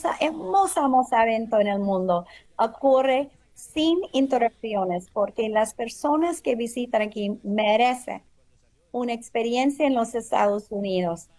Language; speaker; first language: Spanish; early bilingual, heritage; English